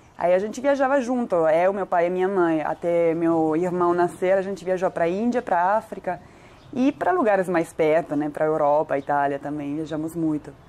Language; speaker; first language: Portuguese; non-native, fluent; Italian